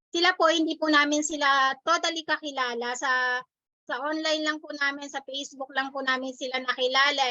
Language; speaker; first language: Filipino; native; Filipino